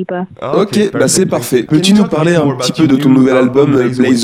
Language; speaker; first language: French; native; French